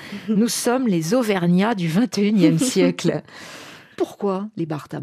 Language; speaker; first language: French; native; French